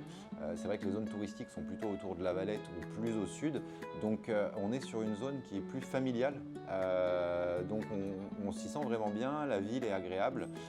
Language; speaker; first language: French; native; French